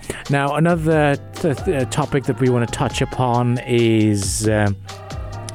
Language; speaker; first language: English; non-native, local second language; Urdu